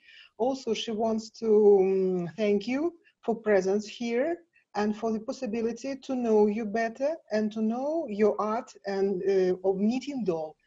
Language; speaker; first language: English; non-native, learner; Russian